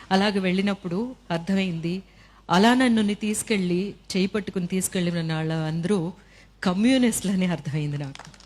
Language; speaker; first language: Telugu; native; Telugu